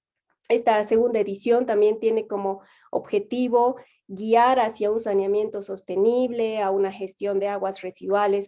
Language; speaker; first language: Spanish; native; Spanish